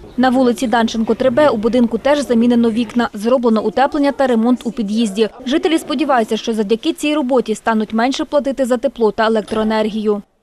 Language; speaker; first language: Ukrainian; native; Ukrainian